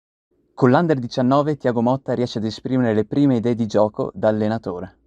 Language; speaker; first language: Italian; native; Italian